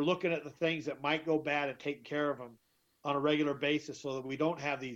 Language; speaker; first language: English; native; English